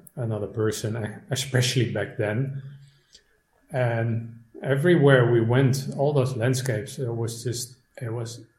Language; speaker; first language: English; non-native, fluent; Dutch